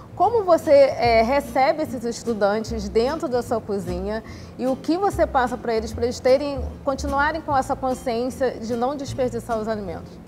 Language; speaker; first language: Portuguese; native; Portuguese